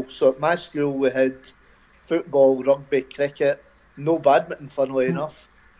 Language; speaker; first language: English; native; English